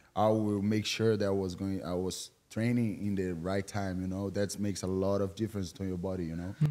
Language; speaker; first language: English; non-native, fluent; Portuguese